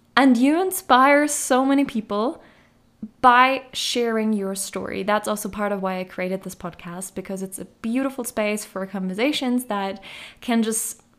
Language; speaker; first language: English; non-native, fluent; German